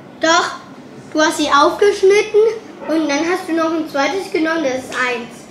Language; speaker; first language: German; native; German